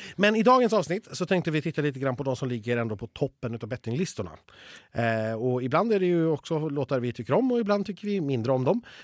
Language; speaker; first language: Swedish; native; Swedish